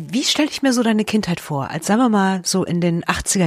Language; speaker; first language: German; native; German